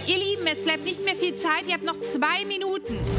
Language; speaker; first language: German; native; German